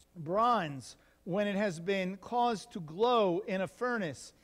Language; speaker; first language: English; native; English